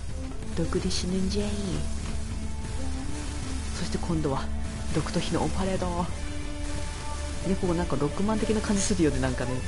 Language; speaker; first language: Japanese; native; Japanese